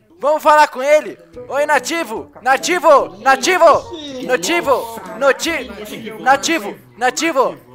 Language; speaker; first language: Portuguese; native; Portuguese